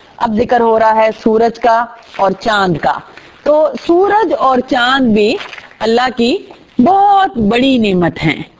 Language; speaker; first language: Urdu; native; Urdu